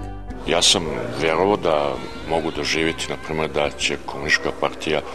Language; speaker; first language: Serbian; native; Serbian